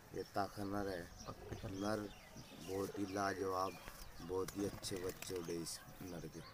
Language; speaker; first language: Hindi; native; Hindi